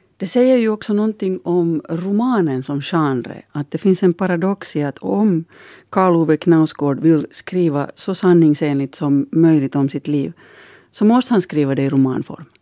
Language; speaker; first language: Swedish; native; Swedish